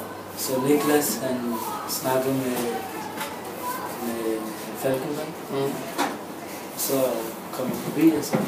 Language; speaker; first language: Danish; early bilingual, other home language; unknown